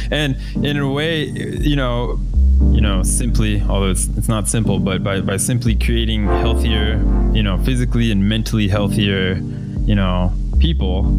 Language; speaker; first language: English; native; English